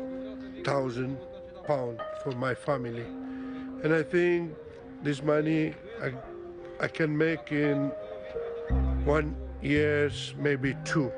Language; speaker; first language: English; non-native, learner; Romanian